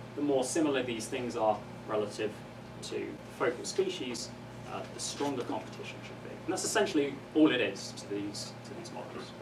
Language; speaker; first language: English; native; English